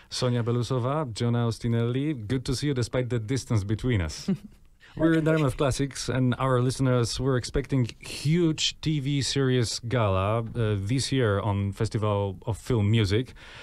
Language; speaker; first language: English; non-native, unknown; Polish